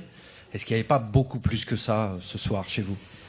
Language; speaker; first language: French; native; French